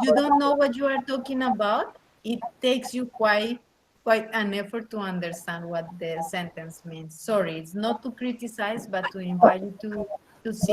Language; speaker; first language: English; non-native, learner; Spanish